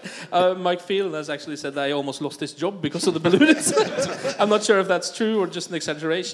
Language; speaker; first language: English; non-native, fluent; Norwegian